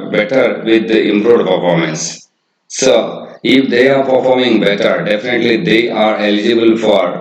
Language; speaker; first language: English; non-native, local second language; Kannada